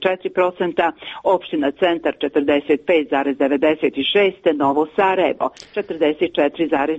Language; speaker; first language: Croatian; native; Croatian